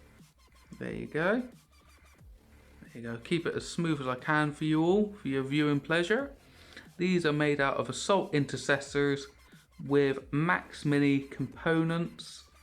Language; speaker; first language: English; native; English